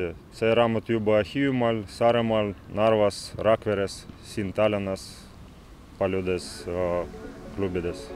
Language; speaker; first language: Estonian; non-native, local second language; Russian